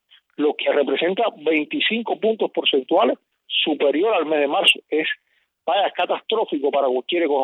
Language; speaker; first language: Spanish; native; Spanish